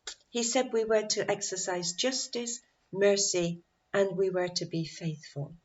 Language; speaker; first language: English; native; English